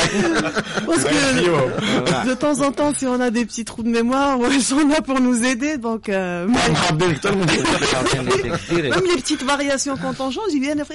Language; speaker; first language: French; non-native, local second language; Arabic